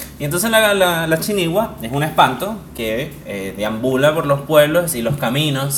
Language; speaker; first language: Spanish; native; Spanish